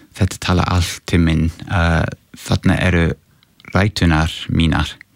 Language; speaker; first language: Icelandic; non-native, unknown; English